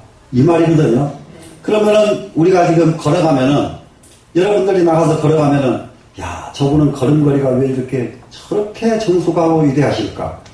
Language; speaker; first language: Korean; native; Korean